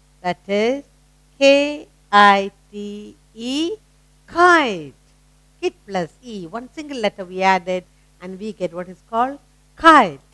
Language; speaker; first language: English; non-native, local second language; Tamil